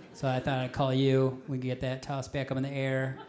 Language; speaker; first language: English; native; English